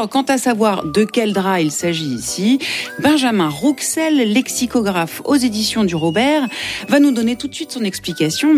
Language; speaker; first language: French; native; French